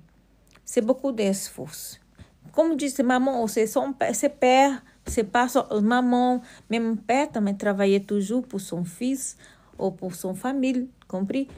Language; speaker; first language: French; non-native, learner; Portuguese